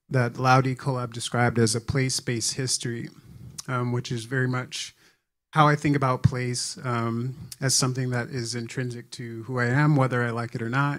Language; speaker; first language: English; native; English